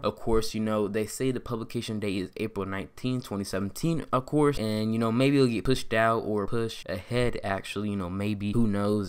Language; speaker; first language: English; native; English